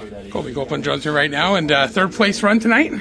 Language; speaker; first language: English; native; English